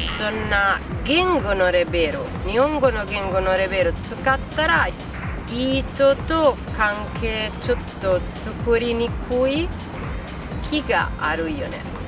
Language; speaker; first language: Japanese; non-native, fluent; Italian